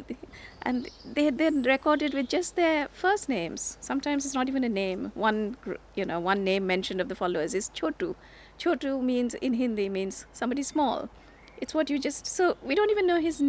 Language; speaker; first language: English; non-native, local second language; Bangla